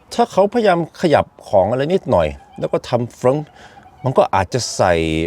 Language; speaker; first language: Thai; non-native, fluent; Norwegian